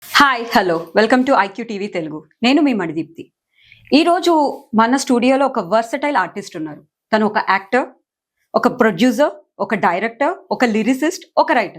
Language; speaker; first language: Telugu; native; Telugu